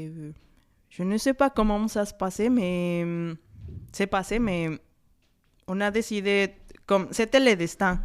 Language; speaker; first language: French; non-native, fluent; Spanish